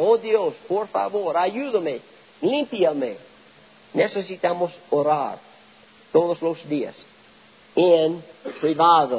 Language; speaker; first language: Spanish; non-native, learner; English